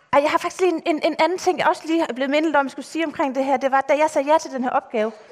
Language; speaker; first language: Danish; native; Danish